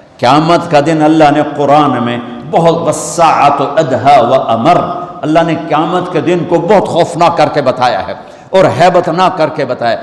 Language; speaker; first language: Urdu; non-native, local second language; Punjabi